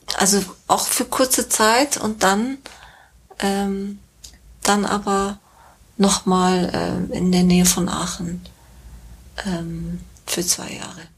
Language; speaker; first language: German; non-native, fluent; Persian